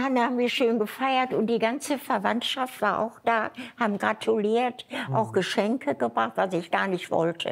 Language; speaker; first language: German; native; German